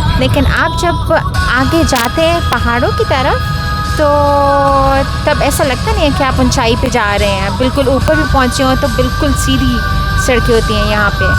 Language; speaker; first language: Urdu; native; Urdu